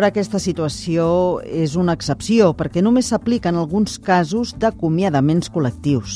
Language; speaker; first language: Catalan; native; Catalan